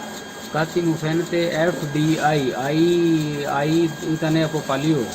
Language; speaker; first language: Greek; non-native, learner; Urdu